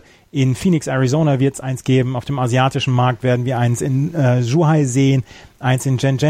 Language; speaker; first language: German; native; German